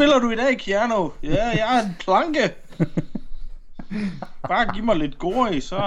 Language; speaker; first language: Danish; native; Danish